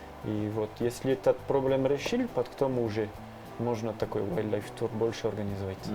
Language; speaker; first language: Russian; non-native, learner; French